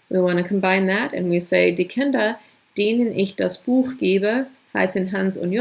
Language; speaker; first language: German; non-native, fluent; English